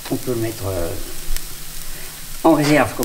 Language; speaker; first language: French; native; French